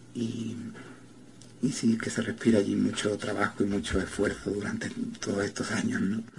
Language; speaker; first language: Spanish; native; Spanish